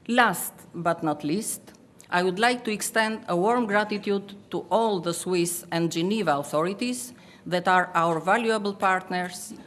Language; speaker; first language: English; non-native, fluent; Albanian